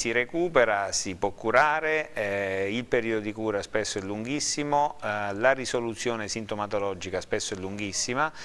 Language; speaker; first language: Italian; native; Italian